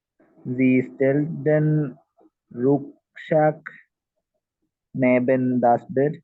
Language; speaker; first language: German; non-native, learner; Malayalam